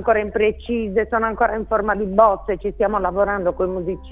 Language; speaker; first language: Italian; native; Italian